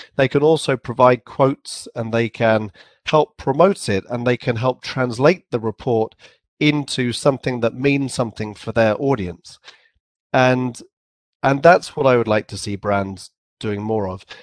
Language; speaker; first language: English; native; English